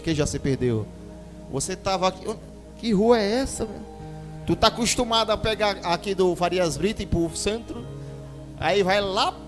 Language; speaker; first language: Portuguese; native; Portuguese